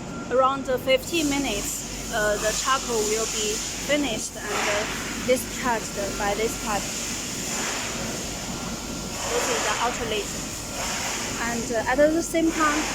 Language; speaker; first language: English; non-native, learner; Chinese